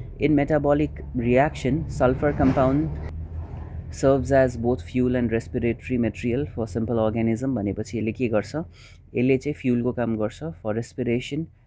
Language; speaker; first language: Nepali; non-native, local second language; Hindi